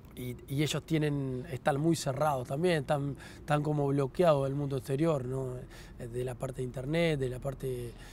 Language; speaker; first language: Spanish; native; Spanish